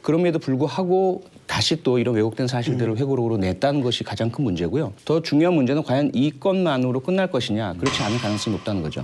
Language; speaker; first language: Korean; native; Korean